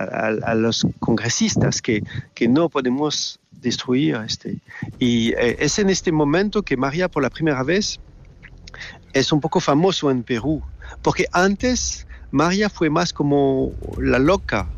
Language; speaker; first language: Spanish; non-native, learner; French